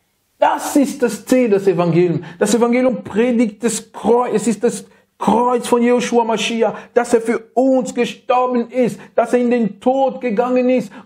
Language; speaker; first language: German; non-native, learner; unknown